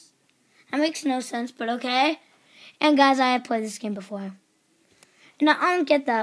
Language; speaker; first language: English; native; English